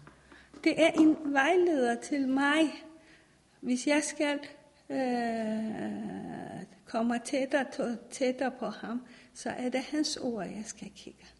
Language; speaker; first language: Danish; non-native, fluent; Persian